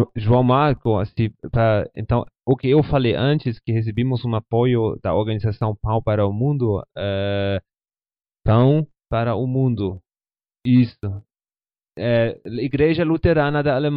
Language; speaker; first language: Portuguese; non-native, fluent; Spanish